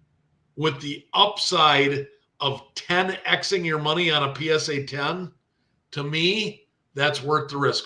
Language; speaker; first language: English; native; English